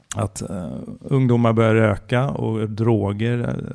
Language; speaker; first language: Swedish; native; Swedish